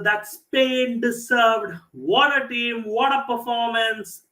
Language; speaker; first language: English; non-native, local second language; Malayalam